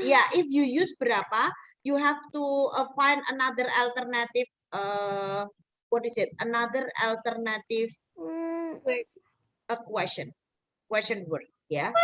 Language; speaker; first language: English; non-native, fluent; Indonesian